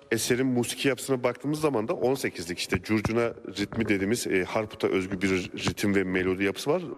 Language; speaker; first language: Turkish; native; Turkish